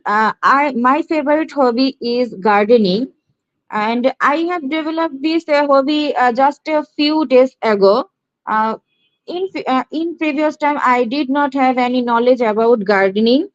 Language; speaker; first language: English; non-native, learner; Bangla